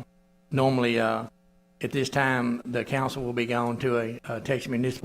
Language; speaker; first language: English; native; English